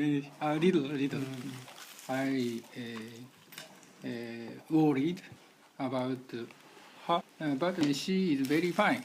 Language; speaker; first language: English; non-native, learner; Japanese